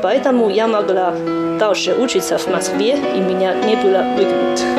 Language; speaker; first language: Russian; non-native, learner; Chinese